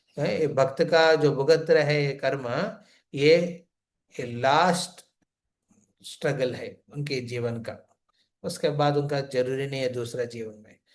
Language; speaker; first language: Hindi; non-native, local second language; Telugu